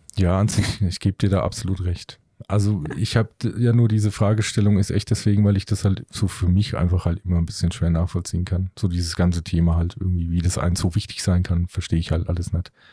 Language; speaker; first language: German; native; German